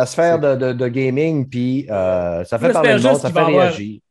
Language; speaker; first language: French; native; French